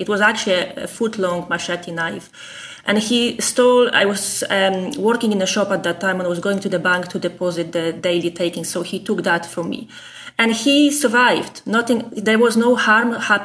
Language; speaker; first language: English; non-native, fluent; Polish